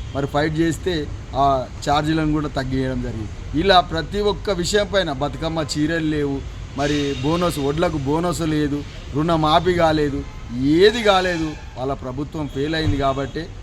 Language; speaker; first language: Telugu; native; Telugu